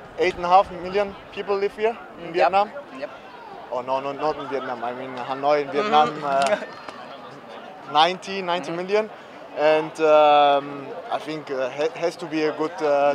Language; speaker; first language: English; non-native, fluent; German